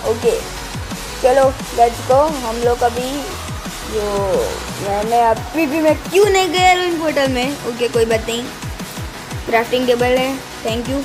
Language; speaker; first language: Hindi; non-native, local second language; Gujarati